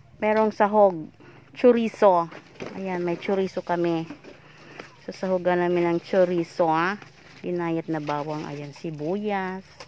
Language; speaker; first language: Filipino; non-native, local second language; Bikol